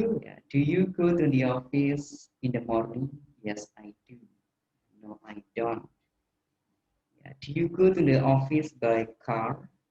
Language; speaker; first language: English; non-native, fluent; Indonesian